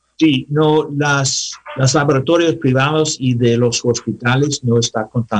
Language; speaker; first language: Spanish; non-native, learner; English